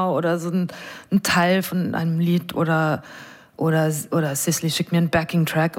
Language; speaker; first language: German; non-native, fluent; English